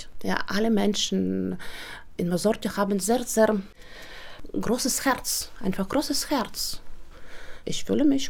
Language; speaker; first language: German; non-native, learner; Russian